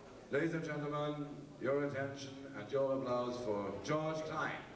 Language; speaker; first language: English; non-native, fluent; German